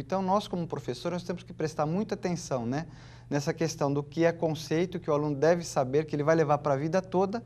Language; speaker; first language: Portuguese; native; Portuguese